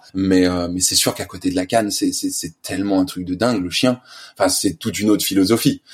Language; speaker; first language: French; native; French